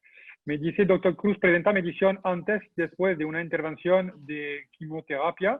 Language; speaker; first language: Spanish; non-native, fluent; French